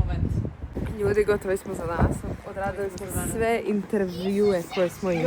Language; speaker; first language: Croatian; native; Croatian